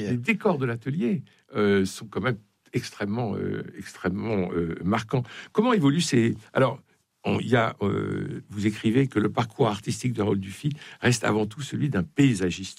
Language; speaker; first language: French; native; French